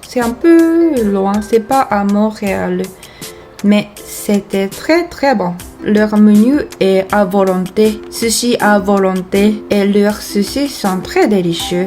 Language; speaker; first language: French; non-native, fluent; Japanese